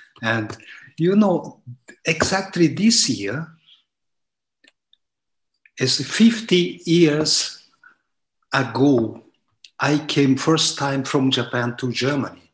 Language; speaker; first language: English; non-native, learner; Japanese